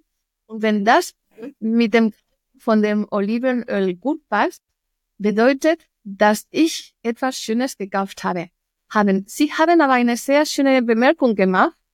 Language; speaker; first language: German; non-native, fluent; Spanish